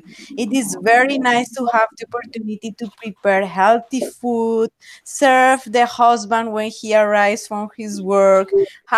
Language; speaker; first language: English; non-native, fluent; Spanish